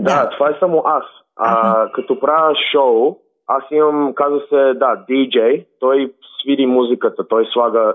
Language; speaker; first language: Bulgarian; early bilingual, heritage; Bulgarian